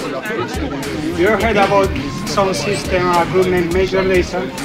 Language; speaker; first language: English; non-native, learner; Spanish